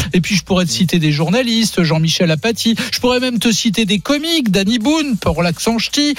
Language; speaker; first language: French; native; French